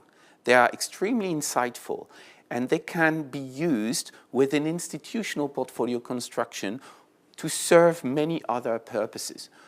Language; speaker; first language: English; non-native, fluent; French